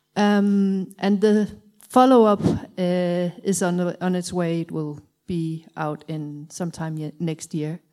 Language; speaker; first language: English; non-native, fluent; Danish